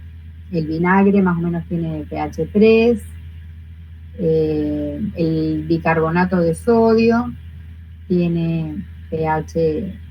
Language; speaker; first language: Spanish; native; Spanish